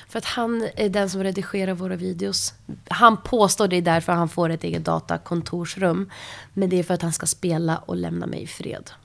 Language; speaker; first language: Swedish; early bilingual, other home language; Russian